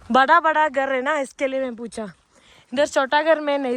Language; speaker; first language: Hindi; non-native, learner; Malayalam